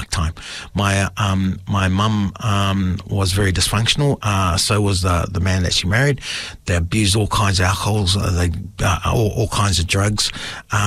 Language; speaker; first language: English; native; English